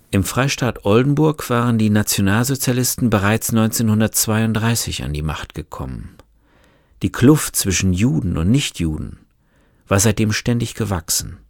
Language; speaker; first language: German; native; German